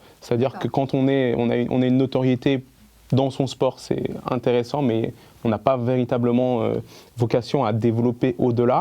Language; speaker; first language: French; native; French